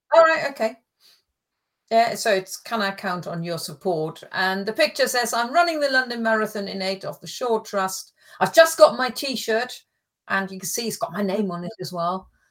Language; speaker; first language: English; early bilingual, other home language; German